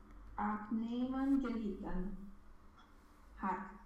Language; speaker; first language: German; non-native, learner; Romanian